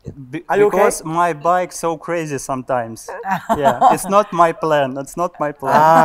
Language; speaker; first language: English; non-native, learner; Russian